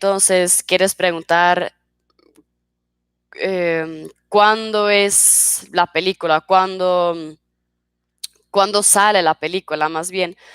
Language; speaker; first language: Spanish; non-native, fluent; Swedish